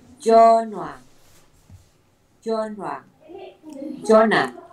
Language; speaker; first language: Korean; non-native, learner; Indonesian